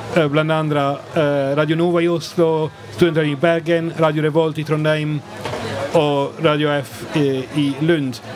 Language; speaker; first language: Swedish; non-native, fluent; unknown